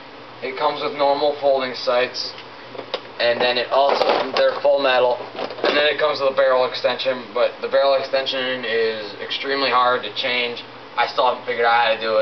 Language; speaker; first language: English; native; English